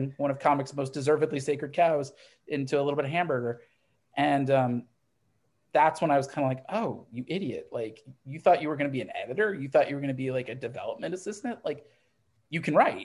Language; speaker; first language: English; native; English